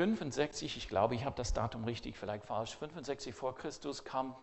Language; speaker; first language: German; non-native, fluent; English